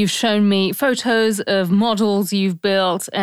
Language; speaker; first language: English; native; English